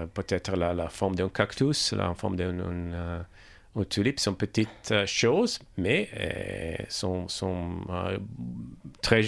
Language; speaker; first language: French; non-native, learner; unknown